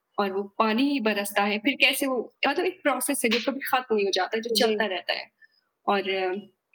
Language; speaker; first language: Hindi; native; Hindi